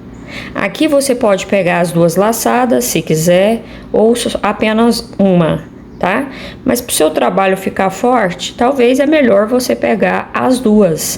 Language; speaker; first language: Portuguese; native; Portuguese